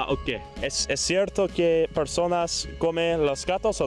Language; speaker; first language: Spanish; non-native, learner; English